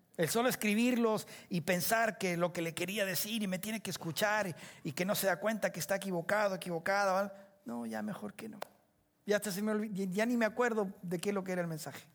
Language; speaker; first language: Spanish; native; Spanish